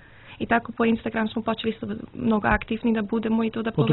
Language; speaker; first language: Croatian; early bilingual, heritage; Serbian